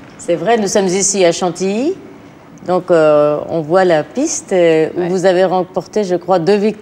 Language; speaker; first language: French; native; French